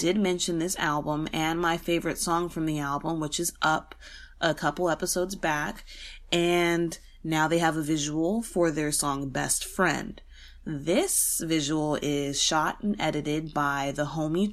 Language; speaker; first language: English; native; English